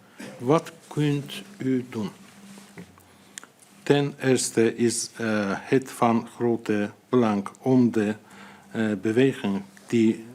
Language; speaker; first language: Dutch; non-native, fluent; Azerbaijani